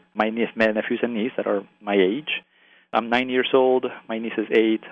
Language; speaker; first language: English; early bilingual, other home language; Spanish